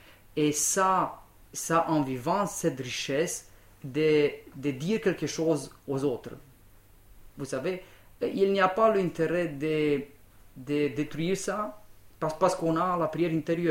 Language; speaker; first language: French; non-native, fluent; Romanian